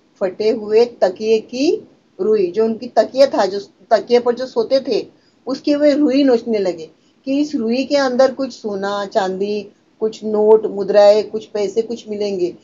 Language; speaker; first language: Hindi; non-native, local second language; Marathi